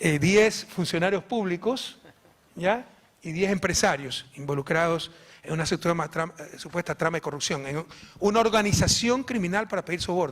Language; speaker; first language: Spanish; native; Spanish